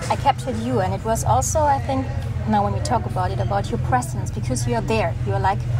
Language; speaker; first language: English; non-native, fluent; German